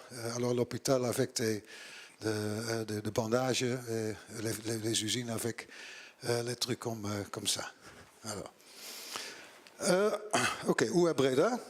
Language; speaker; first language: French; non-native, learner; Dutch